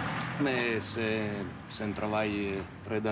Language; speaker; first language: French; non-native, learner; Italian